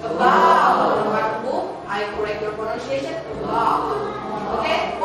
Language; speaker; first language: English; non-native, learner; Indonesian